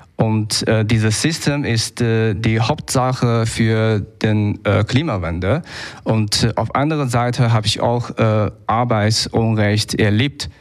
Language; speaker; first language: German; non-native, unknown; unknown